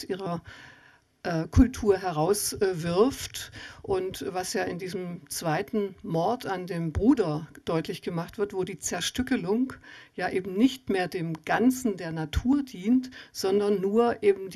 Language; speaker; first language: German; native; German